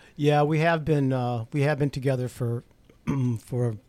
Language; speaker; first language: English; native; English